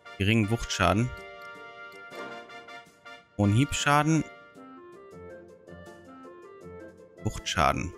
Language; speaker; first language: German; native; German